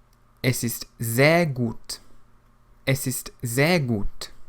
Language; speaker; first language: German; non-native, fluent; English